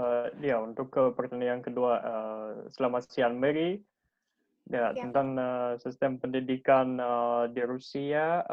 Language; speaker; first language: Indonesian; non-native, learner; Russian